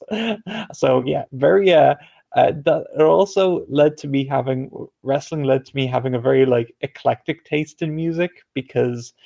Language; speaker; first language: English; native; English